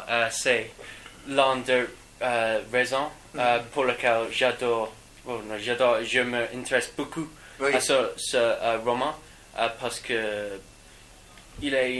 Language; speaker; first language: French; non-native, learner; English